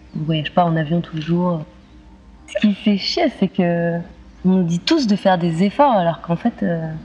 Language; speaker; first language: French; native; French